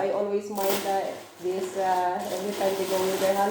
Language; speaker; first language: English; non-native, local second language; Filipino